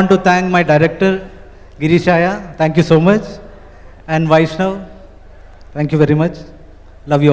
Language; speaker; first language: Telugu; non-native, learner; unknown